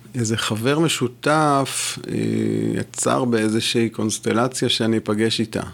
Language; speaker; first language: Hebrew; non-native, local second language; French